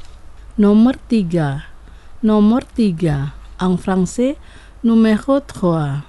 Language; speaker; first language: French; non-native, fluent; Indonesian